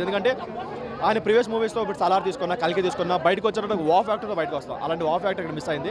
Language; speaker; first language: Telugu; native; Telugu